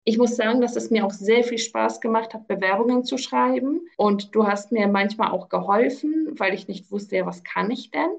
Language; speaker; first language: German; early bilingual, other home language; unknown